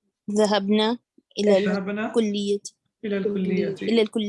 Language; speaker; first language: Arabic; non-native, learner; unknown